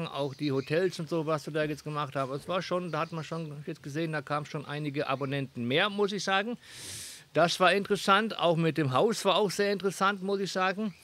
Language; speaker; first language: German; native; German